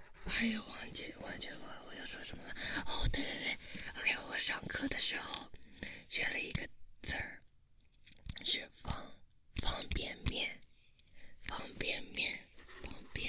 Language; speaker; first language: Chinese; early bilingual, heritage; Chinese